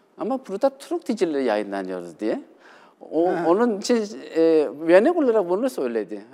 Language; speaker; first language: Turkish; non-native, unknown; Korean